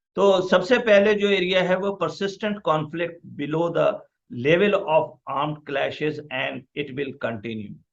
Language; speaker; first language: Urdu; native; Urdu